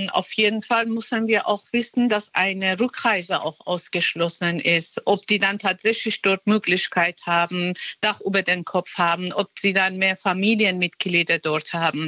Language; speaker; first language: German; non-native, fluent; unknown